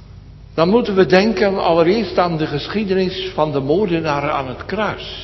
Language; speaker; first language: Dutch; native; Dutch